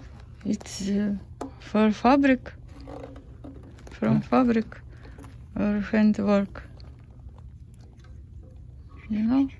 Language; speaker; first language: English; non-native, learner; Russian